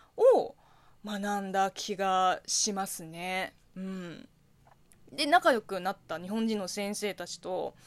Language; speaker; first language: Japanese; non-native, fluent; Chinese